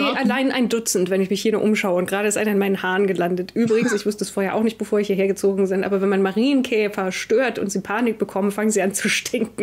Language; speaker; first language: German; native; German